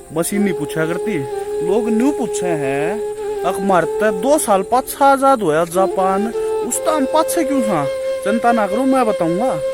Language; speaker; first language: Hindi; native; Hindi